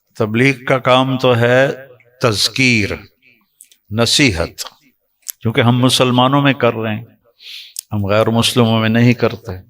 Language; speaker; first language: Urdu; non-native, local second language; Punjabi